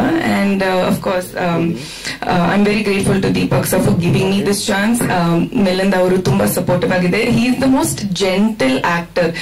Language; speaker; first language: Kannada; non-native, fluent; Malayalam